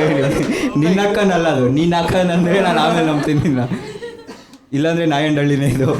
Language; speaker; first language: Kannada; native; Kannada